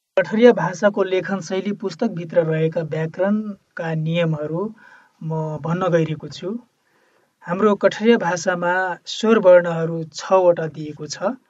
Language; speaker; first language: Nepali; non-native, local second language; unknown